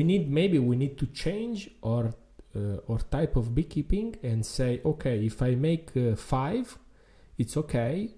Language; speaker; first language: English; non-native, fluent; Italian